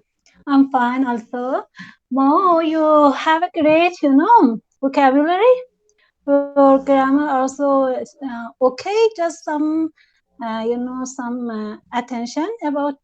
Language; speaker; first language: English; non-native, learner; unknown